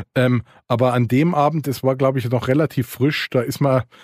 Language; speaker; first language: German; native; German